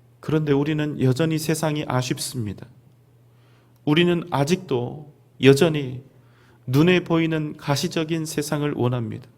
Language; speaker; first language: Korean; native; Korean